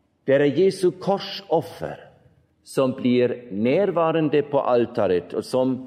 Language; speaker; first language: Swedish; non-native, fluent; German